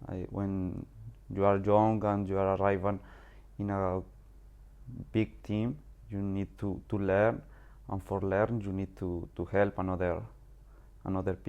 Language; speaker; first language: English; non-native, learner; Spanish